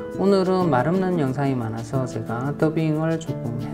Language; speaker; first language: Korean; native; Korean